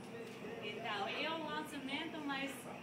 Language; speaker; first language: Portuguese; non-native, learner; English